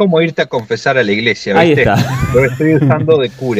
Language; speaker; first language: Spanish; native; Spanish